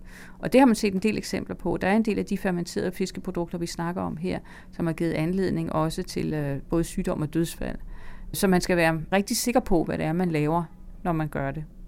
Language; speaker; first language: Danish; native; Danish